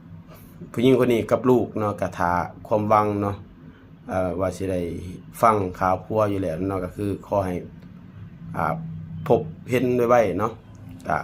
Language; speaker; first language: Thai; non-native, local second language; Northeastern Thai